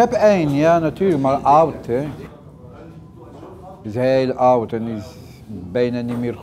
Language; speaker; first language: Dutch; non-native, learner; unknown